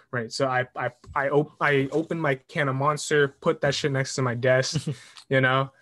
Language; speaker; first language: English; native; English